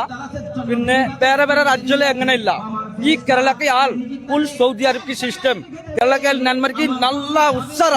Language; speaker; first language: Malayalam; non-native, learner; Bangla